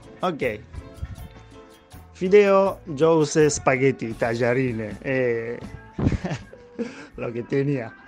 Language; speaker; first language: Spanish; non-native, learner; Japanese